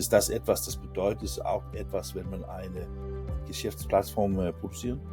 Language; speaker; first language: German; non-native, learner; Danish